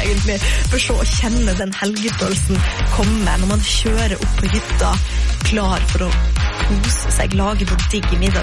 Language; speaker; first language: Norwegian; native; Norwegian